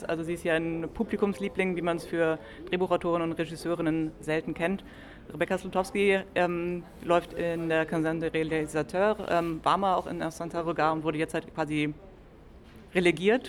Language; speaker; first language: German; native; German